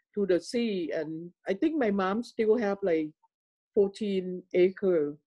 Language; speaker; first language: English; non-native, learner; Thai